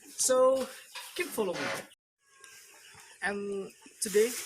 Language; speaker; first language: English; non-native, fluent; Indonesian